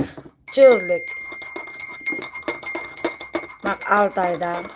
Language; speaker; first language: Dutch; non-native, learner; Filipino